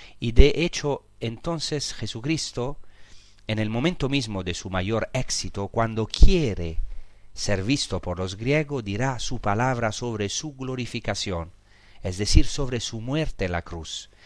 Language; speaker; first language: Spanish; non-native, fluent; Italian